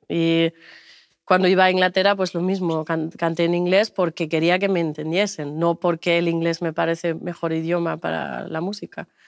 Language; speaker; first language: Spanish; non-native, fluent; German